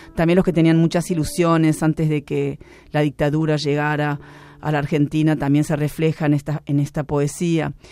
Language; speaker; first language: Spanish; native; Spanish